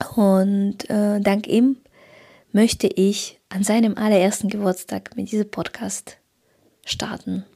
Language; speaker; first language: German; early bilingual, other home language; Russian